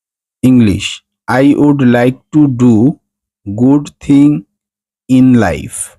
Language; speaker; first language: English; non-native, fluent; Bangla